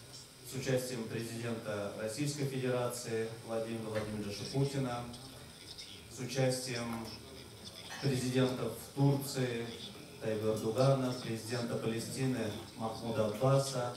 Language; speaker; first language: Russian; native; Russian